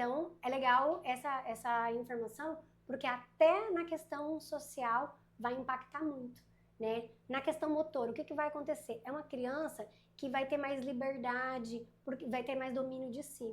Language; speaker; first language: Portuguese; native; Portuguese